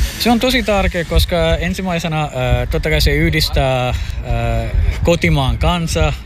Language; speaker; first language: Finnish; non-native, fluent; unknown